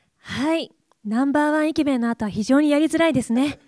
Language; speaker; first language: Japanese; native; Japanese